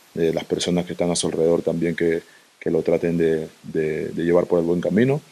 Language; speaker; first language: Spanish; native; Spanish